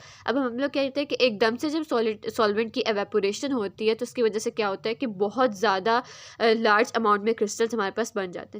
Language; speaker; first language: Hindi; native; Hindi